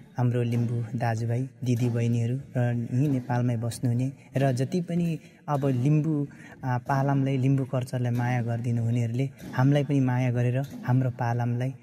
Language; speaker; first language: Nepali; non-native, local second language; Limbu